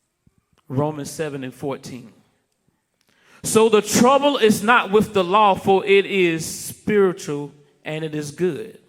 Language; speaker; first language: English; native; English